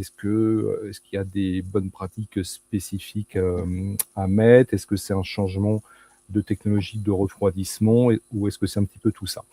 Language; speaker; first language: French; native; French